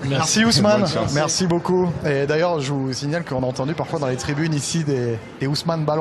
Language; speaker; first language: French; native; French